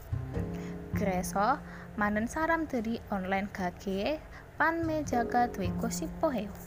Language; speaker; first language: Korean; non-native, learner; Indonesian